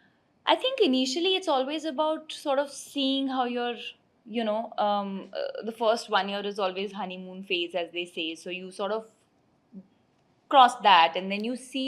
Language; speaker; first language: English; non-native, local second language; Hindi